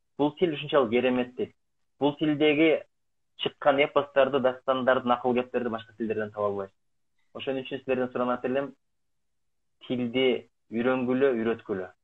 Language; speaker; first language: Kyrgyz; native; Kyrgyz